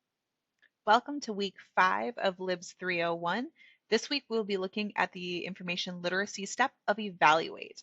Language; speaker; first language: English; native; English